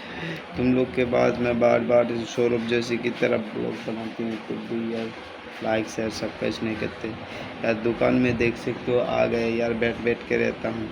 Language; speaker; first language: Hindi; non-native, local second language; Bangla